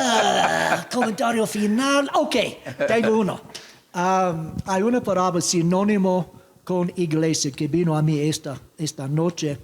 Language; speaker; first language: Spanish; non-native, learner; English